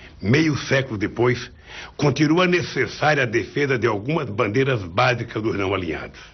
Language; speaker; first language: Portuguese; native; Portuguese